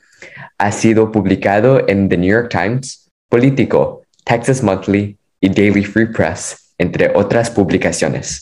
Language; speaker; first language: Spanish; non-native, fluent; English